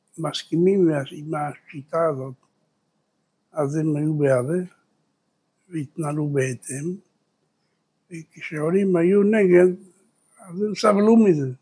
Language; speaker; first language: Hebrew; early bilingual, other home language; Spanish